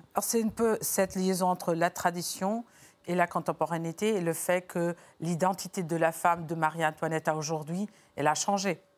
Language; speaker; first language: French; non-native, fluent; Portuguese